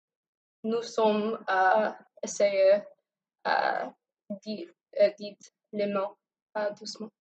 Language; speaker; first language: French; non-native, learner; English